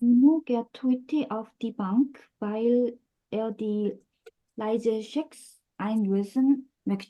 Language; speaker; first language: German; non-native, learner; Korean